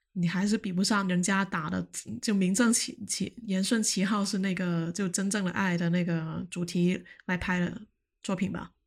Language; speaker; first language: Chinese; non-native, local second language; Cantonese